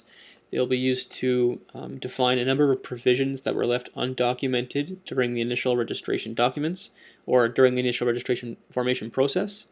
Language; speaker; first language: English; native; English